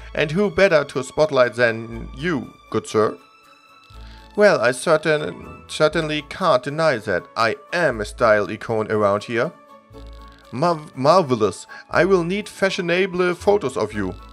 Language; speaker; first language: English; non-native, fluent; German